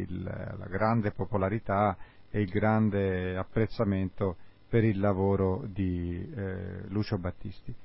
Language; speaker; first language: Italian; native; Italian